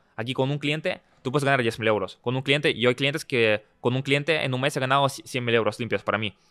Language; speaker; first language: Spanish; early bilingual, other home language; Russian